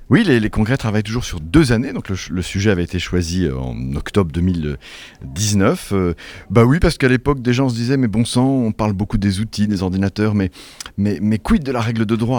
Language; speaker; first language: French; native; French